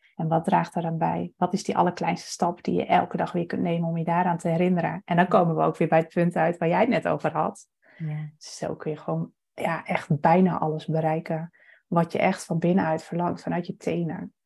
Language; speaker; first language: Dutch; native; Dutch